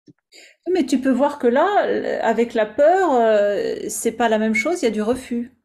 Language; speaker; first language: French; native; French